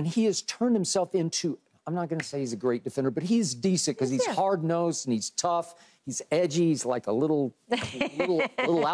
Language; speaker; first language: English; native; English